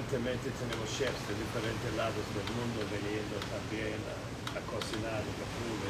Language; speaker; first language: Spanish; non-native, fluent; English